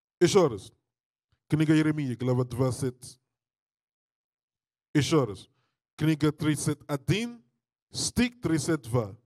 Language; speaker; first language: Russian; non-native, learner; English